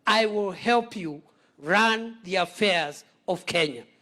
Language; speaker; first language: English; non-native, local second language; Swahili